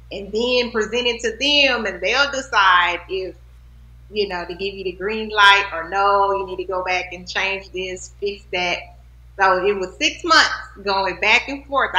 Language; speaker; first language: English; native; English